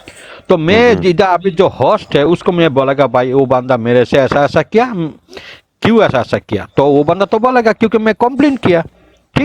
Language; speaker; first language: Hindi; non-native, learner; Bangla